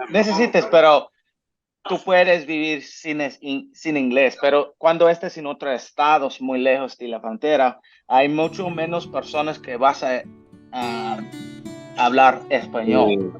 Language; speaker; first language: Spanish; non-native, learner; English